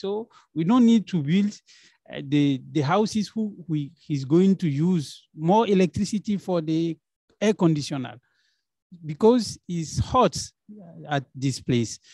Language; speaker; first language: English; non-native, learner; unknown